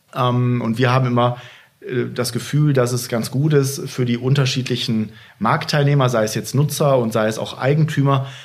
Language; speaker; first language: German; native; German